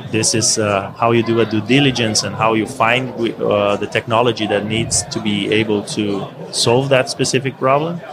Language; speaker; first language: English; non-native, fluent; Portuguese